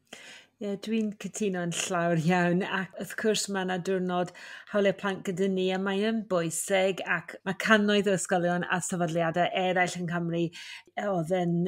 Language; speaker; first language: Welsh; non-native, fluent; English